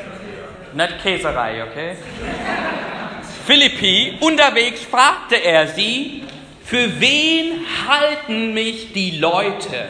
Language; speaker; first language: German; non-native, fluent; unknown